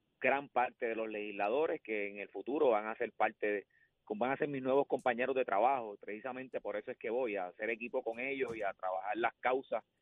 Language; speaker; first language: Spanish; native; Spanish